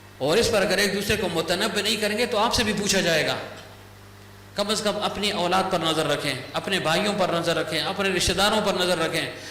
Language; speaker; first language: Urdu; non-native, local second language; Pashto